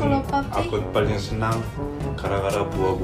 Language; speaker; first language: Indonesian; non-native, fluent; Korean